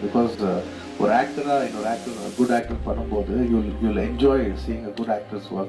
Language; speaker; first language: Tamil; non-native, learner; Telugu